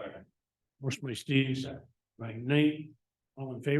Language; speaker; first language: English; native; English